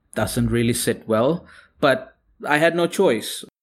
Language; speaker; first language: English; non-native, local second language; Tamil